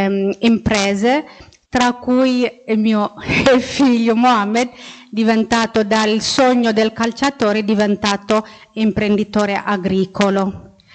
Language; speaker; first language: Italian; non-native, fluent; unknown